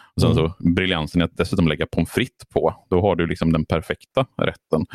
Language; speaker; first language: Swedish; native; Swedish